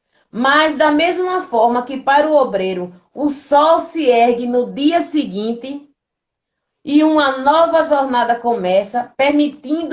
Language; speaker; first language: Portuguese; native; Portuguese